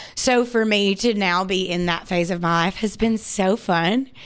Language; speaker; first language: English; native; English